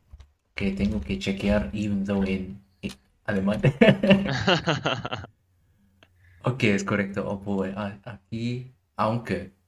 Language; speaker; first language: Spanish; non-native, learner; German